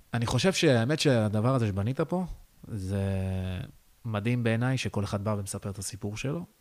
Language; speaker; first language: Hebrew; native; Hebrew